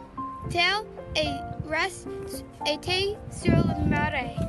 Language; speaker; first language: French; non-native, learner; English